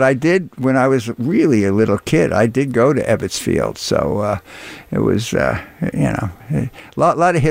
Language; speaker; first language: English; native; English